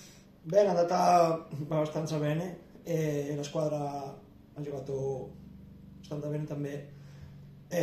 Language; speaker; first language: Italian; non-native, learner; Spanish